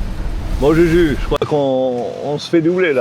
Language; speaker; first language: French; native; French